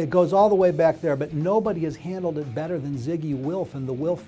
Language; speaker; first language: English; native; English